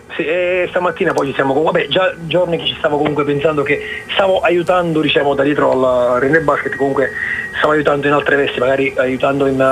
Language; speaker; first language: Italian; native; Italian